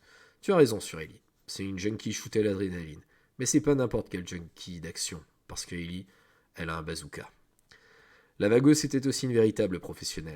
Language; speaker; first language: French; native; French